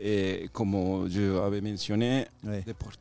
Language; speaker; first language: French; non-native, fluent; Spanish